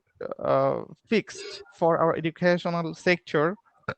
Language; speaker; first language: English; non-native, learner; Bangla